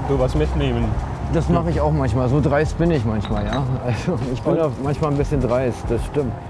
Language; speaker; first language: German; native; German